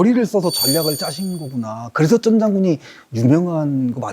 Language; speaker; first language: Korean; native; Korean